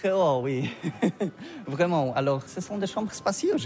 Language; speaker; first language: French; non-native, learner; Polish